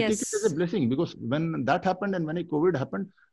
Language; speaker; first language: English; non-native, local second language; Hindi